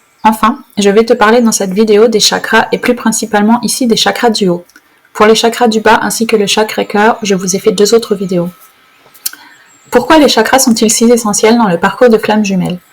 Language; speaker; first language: French; native; French